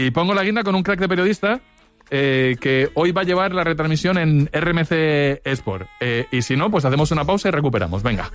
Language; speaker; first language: Spanish; native; Spanish